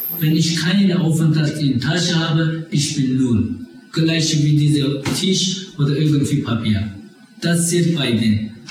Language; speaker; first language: German; early bilingual, other home language; Kurdish